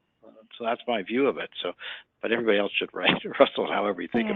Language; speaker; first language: English; native; English